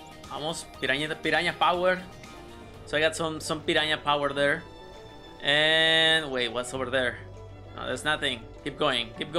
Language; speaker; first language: English; non-native, fluent; Spanish